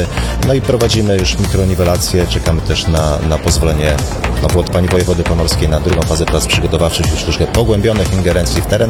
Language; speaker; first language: Polish; native; Polish